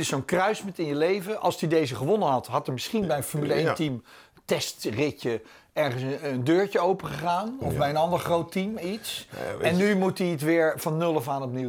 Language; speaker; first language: Dutch; native; Dutch